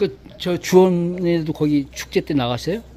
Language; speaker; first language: Korean; native; Korean